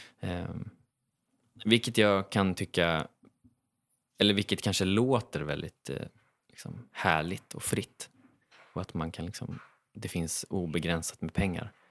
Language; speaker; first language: Swedish; native; Swedish